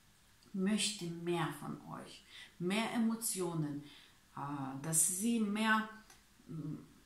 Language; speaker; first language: German; non-native, learner; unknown